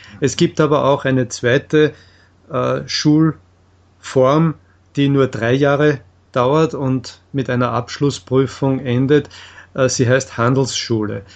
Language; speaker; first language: German; native; German